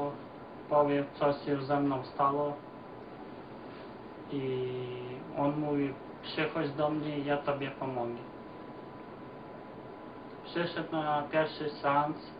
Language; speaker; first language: Polish; non-native, learner; Ukrainian